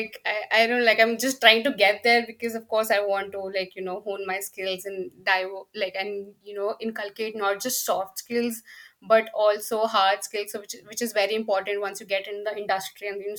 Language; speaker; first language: English; non-native, local second language; Hindi